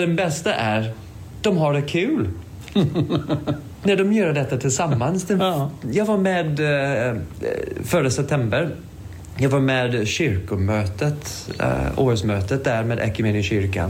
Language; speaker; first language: Swedish; non-native, fluent; English